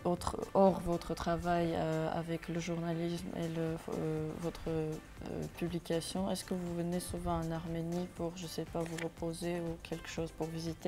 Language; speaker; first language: French; non-native, fluent; Armenian